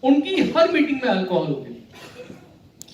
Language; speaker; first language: Hindi; native; Hindi